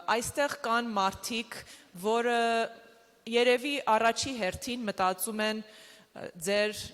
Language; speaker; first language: Armenian; early bilingual, other home language; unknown